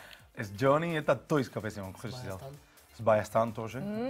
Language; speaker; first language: Russian; non-native, learner; Spanish